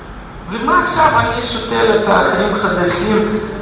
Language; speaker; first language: Hebrew; non-native, fluent; Russian